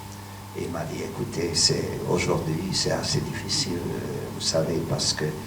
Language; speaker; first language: French; non-native, fluent; Hungarian